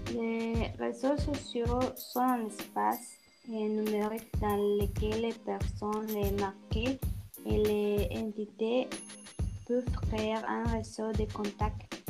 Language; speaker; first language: French; non-native, learner; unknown